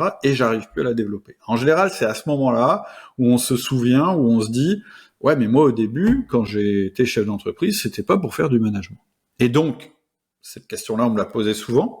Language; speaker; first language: French; native; French